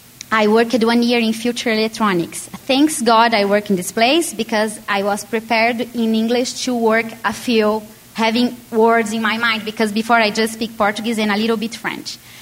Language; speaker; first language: English; non-native, learner; Portuguese